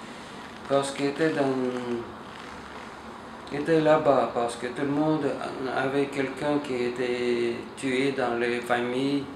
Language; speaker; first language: French; non-native, learner; Russian